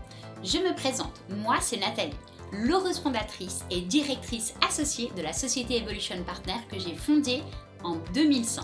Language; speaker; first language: French; native; French